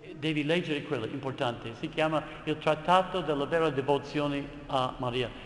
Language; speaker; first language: Italian; non-native, fluent; English